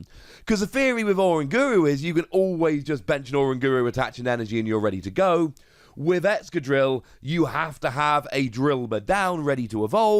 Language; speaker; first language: English; native; English